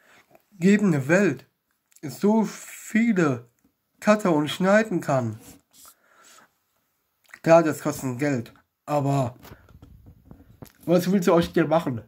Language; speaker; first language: German; non-native, learner; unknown